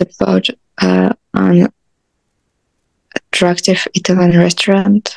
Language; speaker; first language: English; non-native, learner; Russian